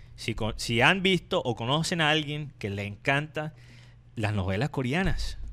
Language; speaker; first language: Spanish; non-native, fluent; English